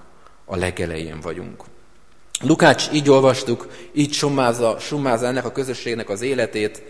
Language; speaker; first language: Hungarian; native; Hungarian